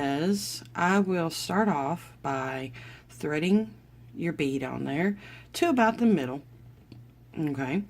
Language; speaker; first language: English; native; English